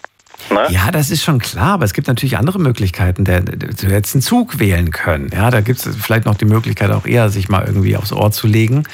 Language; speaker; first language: German; native; German